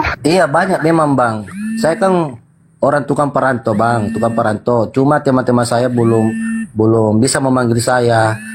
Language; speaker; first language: Indonesian; non-native, local second language; Buginese